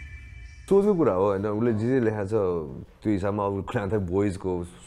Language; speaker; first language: Nepali; native; Nepali